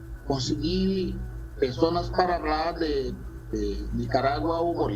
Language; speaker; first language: Spanish; non-native, fluent; Portuguese